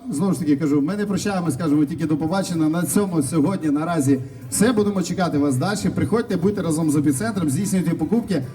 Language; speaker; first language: Ukrainian; native; Ukrainian